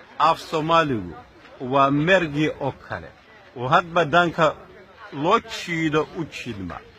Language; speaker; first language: Somali; non-native, fluent; Russian